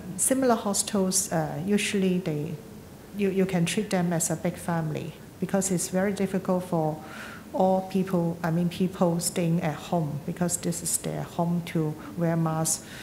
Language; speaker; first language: English; non-native, local second language; Cantonese